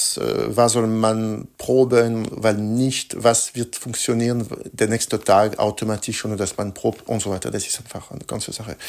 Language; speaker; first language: German; non-native, fluent; French